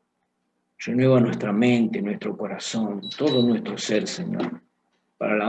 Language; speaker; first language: Spanish; native; Spanish